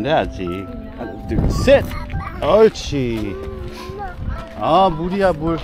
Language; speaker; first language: Korean; native; Korean